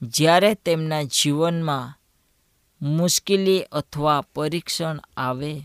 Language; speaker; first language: Gujarati; non-native, local second language; Gamit